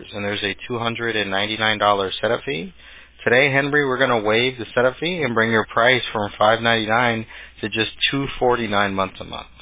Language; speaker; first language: English; early bilingual, other home language; Spanish